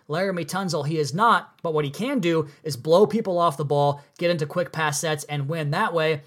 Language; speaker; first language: English; native; English